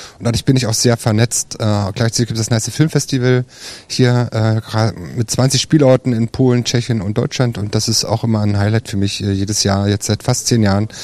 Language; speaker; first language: German; native; German